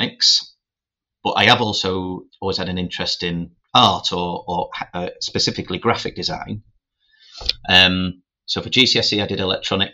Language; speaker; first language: English; native; English